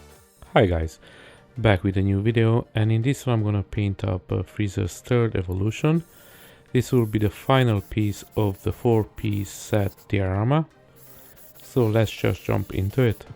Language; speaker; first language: English; non-native, fluent; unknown